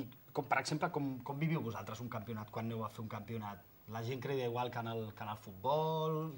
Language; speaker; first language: Catalan; native; Catalan